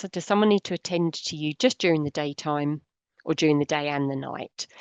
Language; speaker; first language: English; native; English